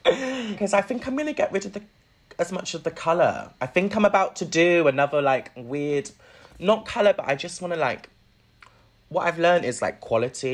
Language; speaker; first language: English; native; English